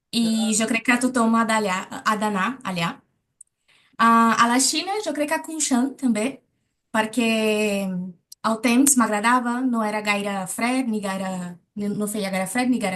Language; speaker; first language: Catalan; non-native, learner; Portuguese